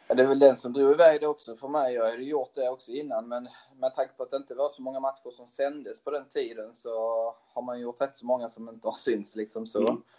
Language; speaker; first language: Swedish; native; Swedish